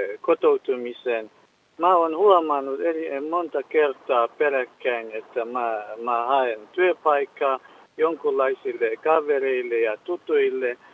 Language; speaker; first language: Finnish; non-native, learner; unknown